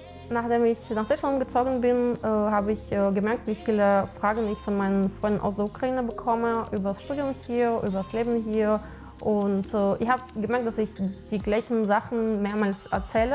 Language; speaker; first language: German; non-native, fluent; Ukrainian